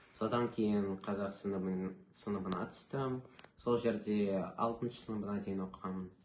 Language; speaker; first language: Kazakh; non-native, local second language; Russian